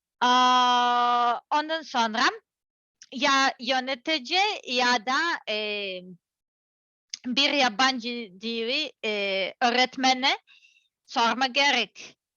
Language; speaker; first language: Turkish; non-native, learner; Serbian